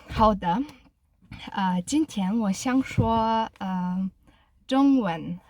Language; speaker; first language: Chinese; non-native, learner; Kazakh